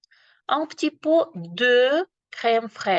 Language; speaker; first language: French; non-native, fluent; Ukrainian